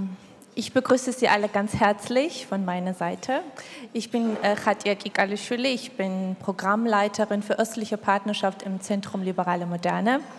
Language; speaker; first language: German; non-native, fluent; Georgian